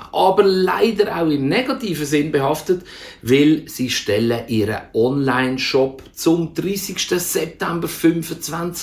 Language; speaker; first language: German; native; German